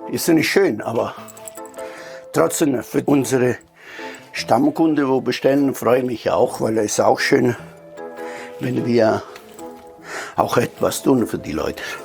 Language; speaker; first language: German; non-native, fluent; Italian